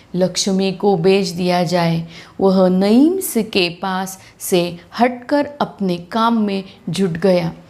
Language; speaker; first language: Hindi; non-native, local second language; Marathi